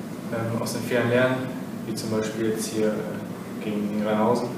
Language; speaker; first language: German; native; German